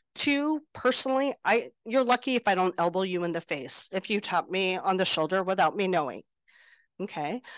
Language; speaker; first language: English; native; English